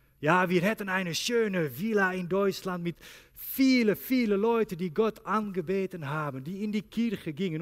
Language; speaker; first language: German; non-native, learner; Dutch